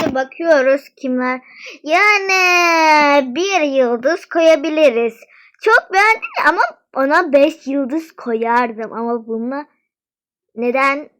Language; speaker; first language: Turkish; non-native, fluent; Russian